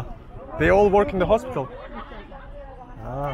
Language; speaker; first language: English; non-native, fluent; Kyrgyz